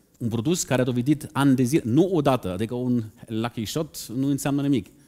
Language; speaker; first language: Romanian; non-native, fluent; German